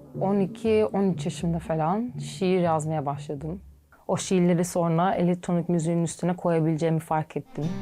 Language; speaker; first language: Turkish; early bilingual, heritage; Turkish